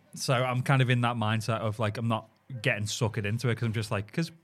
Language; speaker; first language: English; native; English